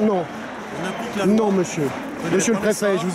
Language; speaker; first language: French; native; French